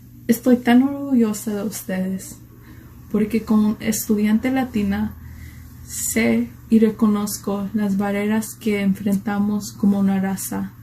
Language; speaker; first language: Spanish; early bilingual, heritage; Spanish